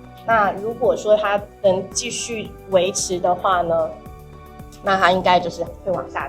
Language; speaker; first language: Chinese; native; Chinese